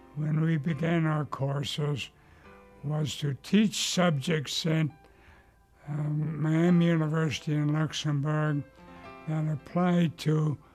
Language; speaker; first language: English; early bilingual, other home language; Luxembourgish